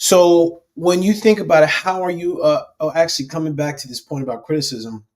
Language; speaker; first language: English; native; English